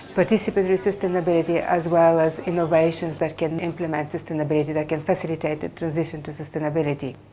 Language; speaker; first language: English; non-native, fluent; Bulgarian